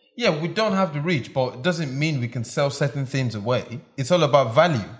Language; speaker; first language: English; non-native, local second language; Yoruba